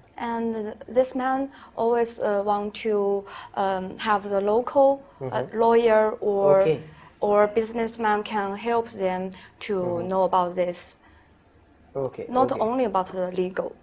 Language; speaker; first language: English; non-native, learner; Chinese